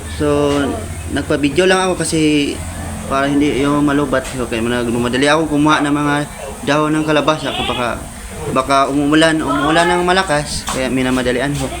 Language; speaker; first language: Filipino; non-native, local second language; Cebuano